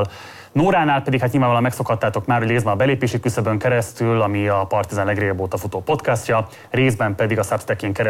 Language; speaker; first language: Hungarian; native; Hungarian